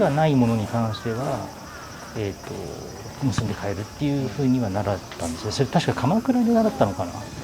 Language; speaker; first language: Japanese; native; Japanese